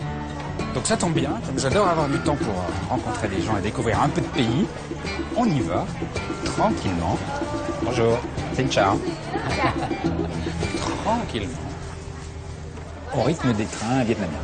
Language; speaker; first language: French; native; French